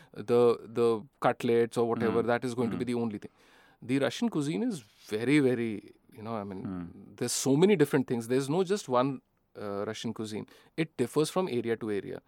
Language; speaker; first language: English; non-native, local second language; Hindi